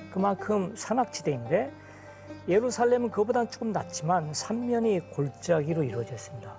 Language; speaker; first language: Korean; native; Korean